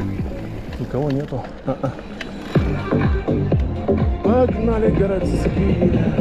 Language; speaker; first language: Russian; native; Russian